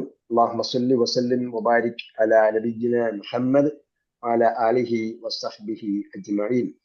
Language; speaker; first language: Arabic; non-native, fluent; Malayalam